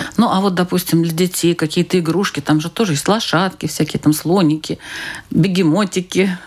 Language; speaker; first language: Russian; native; Russian